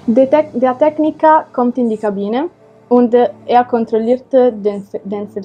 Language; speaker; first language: German; non-native, learner; Italian